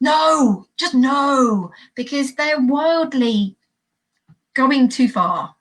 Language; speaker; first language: English; native; English